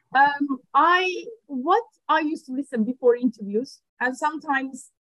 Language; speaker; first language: English; non-native, fluent; Turkish